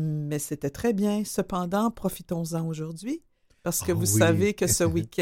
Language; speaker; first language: French; native; French